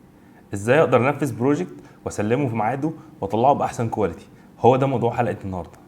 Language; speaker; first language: Arabic; native; Arabic